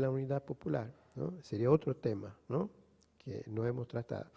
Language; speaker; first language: Spanish; non-native, fluent; Portuguese